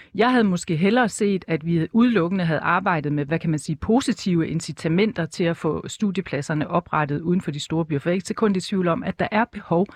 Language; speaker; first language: Danish; native; Danish